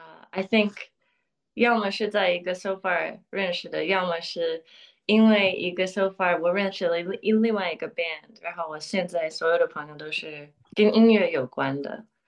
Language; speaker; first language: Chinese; early bilingual, other home language; English